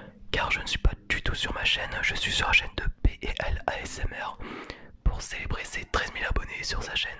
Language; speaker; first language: French; native; French